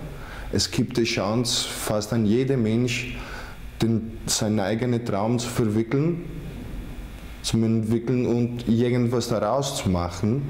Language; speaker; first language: German; non-native, fluent; Greek